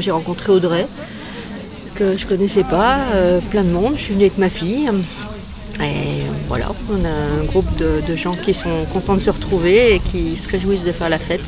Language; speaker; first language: French; native; French